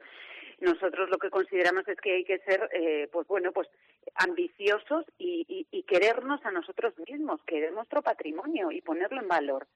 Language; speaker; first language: Spanish; native; Spanish